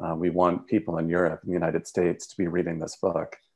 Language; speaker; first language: English; native; English